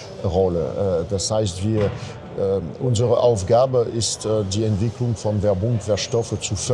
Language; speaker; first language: German; non-native, fluent; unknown